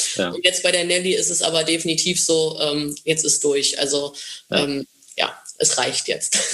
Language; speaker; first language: German; non-native, fluent; Portuguese